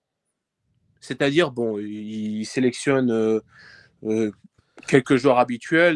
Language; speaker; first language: French; early bilingual, other home language; Persian